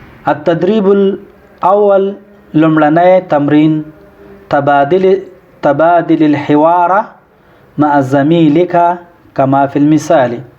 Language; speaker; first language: Arabic; non-native, fluent; Pashto